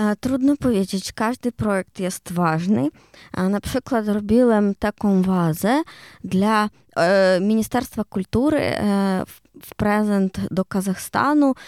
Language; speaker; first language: Polish; non-native, learner; Ukrainian